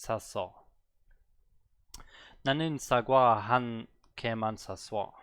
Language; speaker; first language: Korean; non-native, learner; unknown